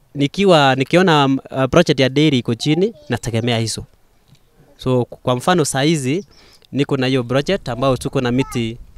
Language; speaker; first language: Swahili; non-native, local second language; Kalenjin